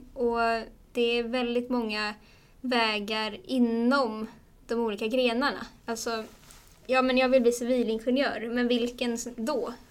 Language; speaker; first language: Swedish; native; Swedish